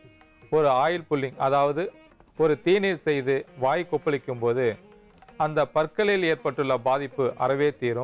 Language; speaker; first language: Tamil; native; Tamil